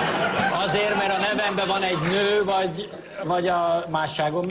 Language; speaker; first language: Hungarian; native; Hungarian